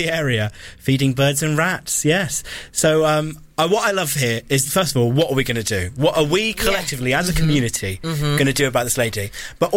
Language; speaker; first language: English; native; English